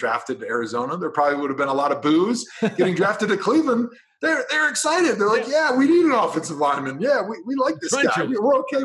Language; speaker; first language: English; native; English